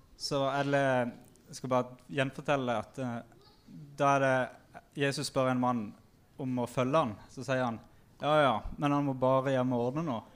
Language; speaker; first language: Norwegian; native; Norwegian